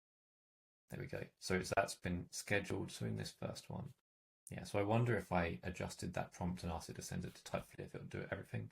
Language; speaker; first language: English; native; English